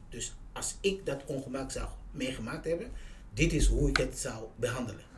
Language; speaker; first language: Dutch; non-native, fluent; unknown